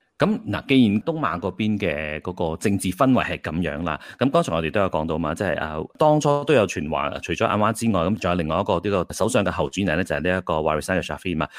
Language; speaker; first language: Cantonese; native; Cantonese